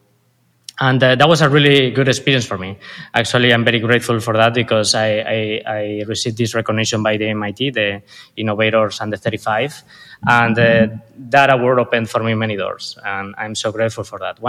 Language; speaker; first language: English; non-native, fluent; Spanish